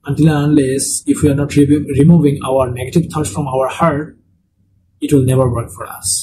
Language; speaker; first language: English; non-native, local second language; Bangla